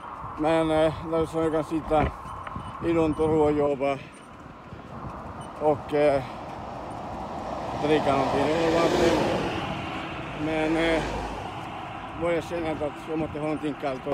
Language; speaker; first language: Swedish; non-native, learner; Spanish